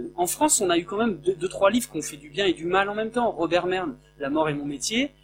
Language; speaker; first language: French; native; French